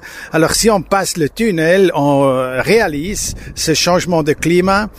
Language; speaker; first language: French; non-native, local second language; German